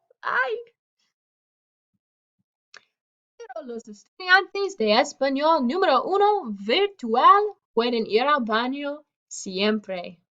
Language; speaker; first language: Spanish; non-native, fluent; English